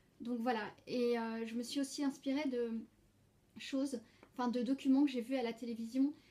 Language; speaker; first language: French; native; French